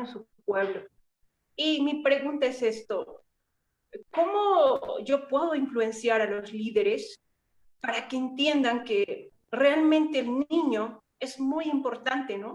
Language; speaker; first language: Spanish; non-native, local second language; Quechua